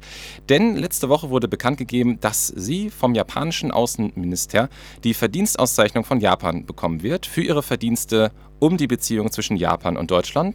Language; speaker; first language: German; native; German